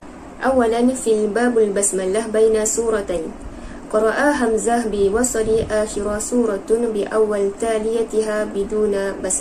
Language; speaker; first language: Arabic; non-native, learner; Malay